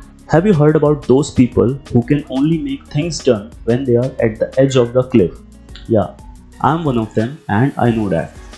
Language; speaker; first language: English; non-native, local second language; Hindi